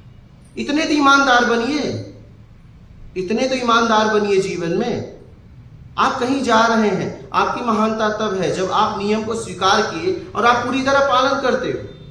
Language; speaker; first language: Hindi; native; Hindi